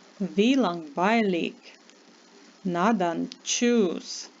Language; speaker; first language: German; non-native, fluent; Ukrainian